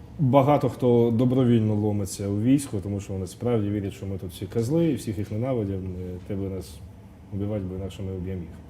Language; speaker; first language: Ukrainian; non-native, local second language; Russian